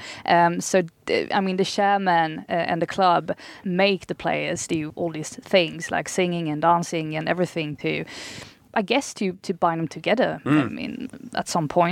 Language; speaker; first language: English; non-native, fluent; Swedish